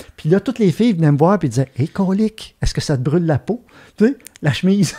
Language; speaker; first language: French; native; French